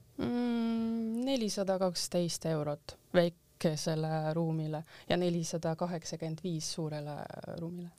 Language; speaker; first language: Estonian; non-native, local second language; Russian